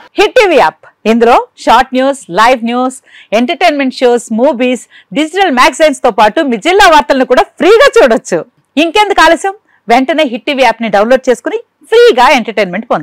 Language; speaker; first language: Telugu; native; Telugu